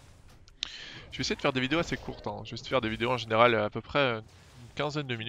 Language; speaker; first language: French; native; French